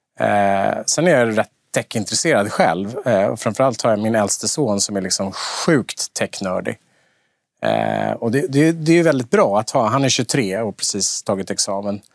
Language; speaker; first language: Swedish; native; Swedish